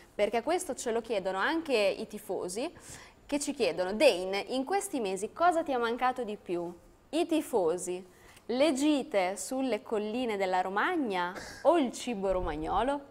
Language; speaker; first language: Italian; native; Italian